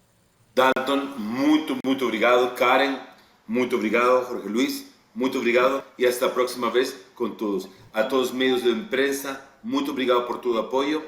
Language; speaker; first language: Portuguese; non-native, fluent; Spanish